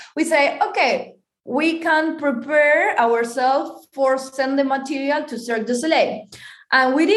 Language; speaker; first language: English; non-native, fluent; Spanish